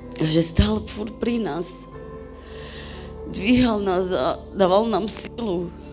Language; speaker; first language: Slovak; non-native, local second language; Romany